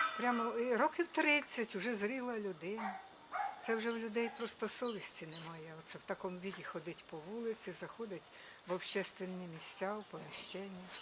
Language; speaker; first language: Ukrainian; native; Ukrainian